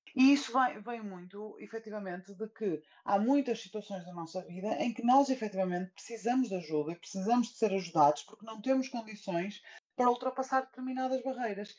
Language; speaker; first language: Portuguese; native; Portuguese